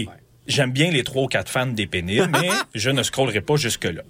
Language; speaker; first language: French; native; French